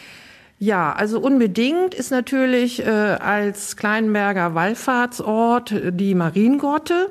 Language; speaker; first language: German; native; German